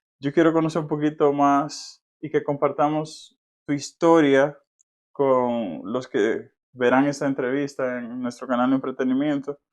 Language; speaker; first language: Spanish; native; Spanish